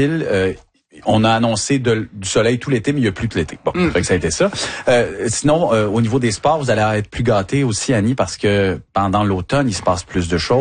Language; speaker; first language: French; native; French